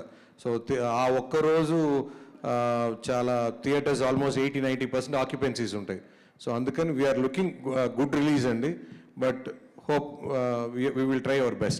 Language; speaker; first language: Telugu; native; Telugu